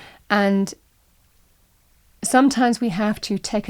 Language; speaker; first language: English; native; English